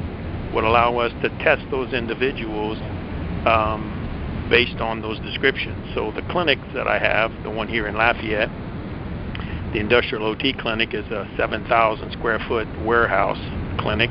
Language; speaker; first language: English; native; English